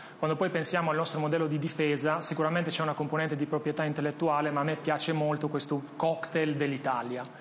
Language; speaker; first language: Italian; non-native, fluent; Albanian